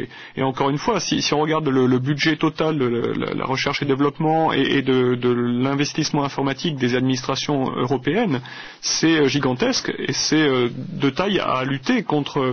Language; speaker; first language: French; native; French